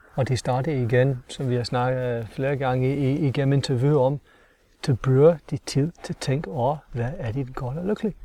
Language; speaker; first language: Danish; non-native, fluent; English